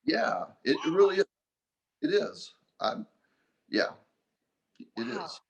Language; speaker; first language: English; native; English